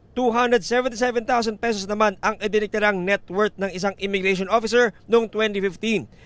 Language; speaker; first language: Filipino; native; Filipino